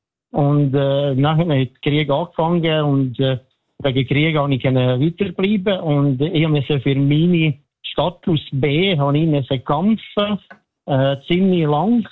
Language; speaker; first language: German; non-native, learner; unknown